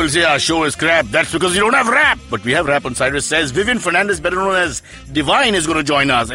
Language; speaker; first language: English; non-native, local second language; Hindi